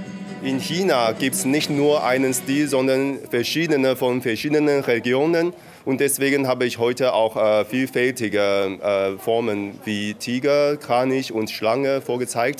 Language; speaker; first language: German; non-native, fluent; Chinese